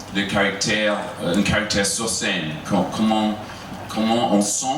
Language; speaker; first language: French; non-native, fluent; English